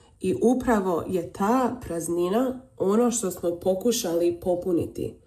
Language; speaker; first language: Serbian; early bilingual, heritage; Croatian